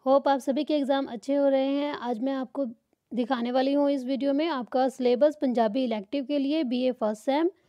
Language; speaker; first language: Hindi; non-native, local second language; Punjabi